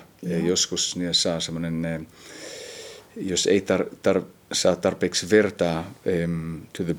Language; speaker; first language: Finnish; early bilingual, heritage; Finnish